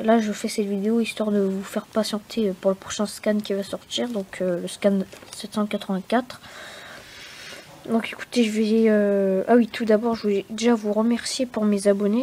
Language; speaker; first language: French; native; French